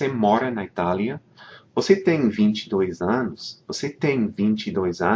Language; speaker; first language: Portuguese; non-native, fluent; English